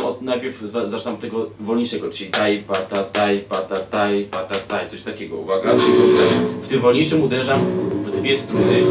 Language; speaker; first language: Polish; native; Polish